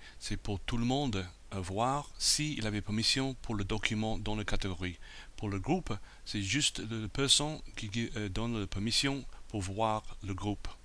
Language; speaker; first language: French; non-native, fluent; English